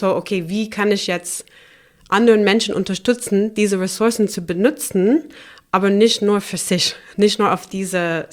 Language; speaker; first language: German; non-native, fluent; English